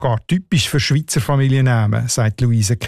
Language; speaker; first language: German; native; German